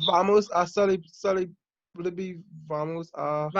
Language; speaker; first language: Spanish; non-native, learner; English